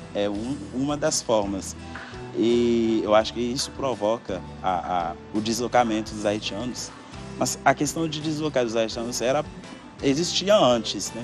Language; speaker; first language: Portuguese; non-native, fluent; Haitian Creole